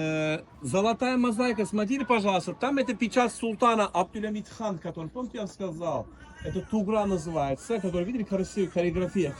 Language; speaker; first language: Russian; non-native, learner; Turkish